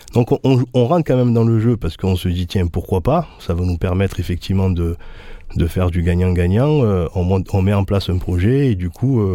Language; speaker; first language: French; native; French